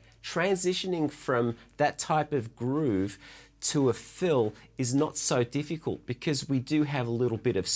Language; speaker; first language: English; native; English